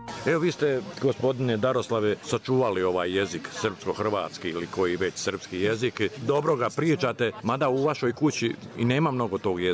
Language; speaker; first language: Serbian; native; Serbian